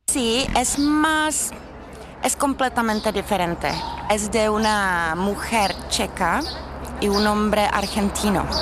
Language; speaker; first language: Spanish; non-native, learner; Czech